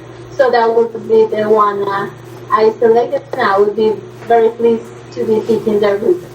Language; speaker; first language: English; non-native, learner; Spanish